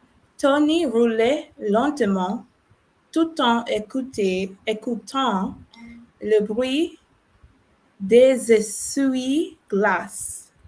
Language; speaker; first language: French; non-native, learner; English